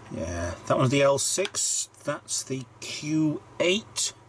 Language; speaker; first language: English; native; English